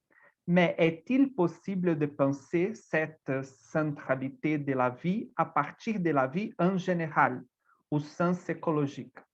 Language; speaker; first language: French; non-native, fluent; Portuguese